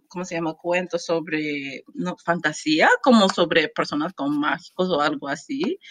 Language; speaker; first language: Spanish; non-native, learner; English